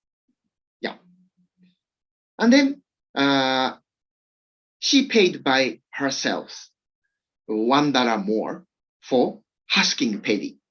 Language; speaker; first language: English; non-native, learner; Japanese